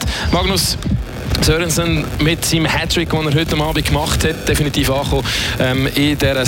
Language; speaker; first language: German; native; German